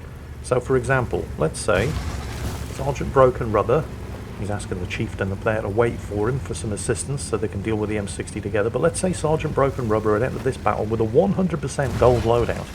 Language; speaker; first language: English; native; English